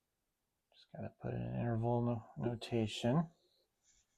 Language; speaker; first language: English; native; English